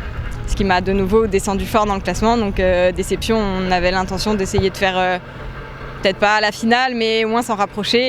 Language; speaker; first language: French; native; French